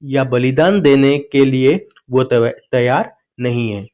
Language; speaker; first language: Hindi; non-native, local second language; Assamese